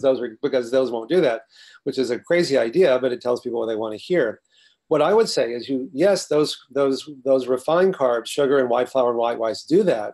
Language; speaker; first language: English; native; English